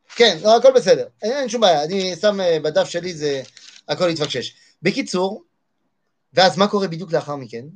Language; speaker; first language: Hebrew; non-native, fluent; French